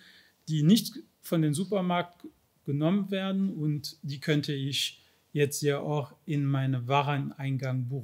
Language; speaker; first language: German; non-native, fluent; French